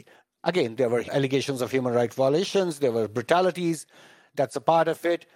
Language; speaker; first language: English; non-native, local second language; Kashmiri